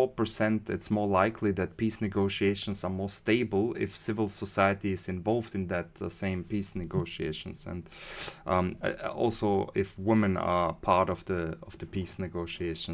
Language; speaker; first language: English; non-native, fluent; German